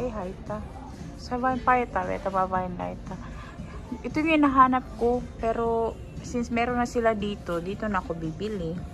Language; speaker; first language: Filipino; non-native, local second language; Cebuano